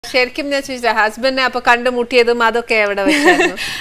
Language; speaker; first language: Malayalam; native; Malayalam